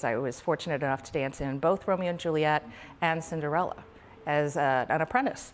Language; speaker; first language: English; native; English